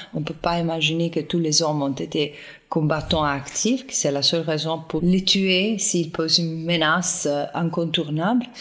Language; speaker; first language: French; non-native, fluent; Italian